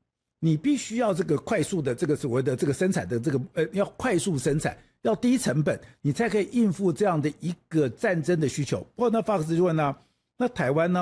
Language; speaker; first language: Chinese; native; Chinese